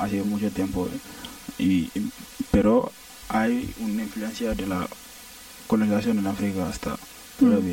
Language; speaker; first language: Spanish; non-native, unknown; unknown